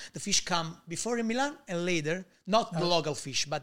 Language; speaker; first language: English; non-native, learner; Italian